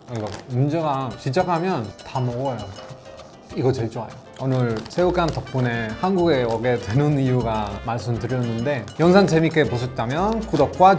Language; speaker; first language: Korean; non-native, fluent; Spanish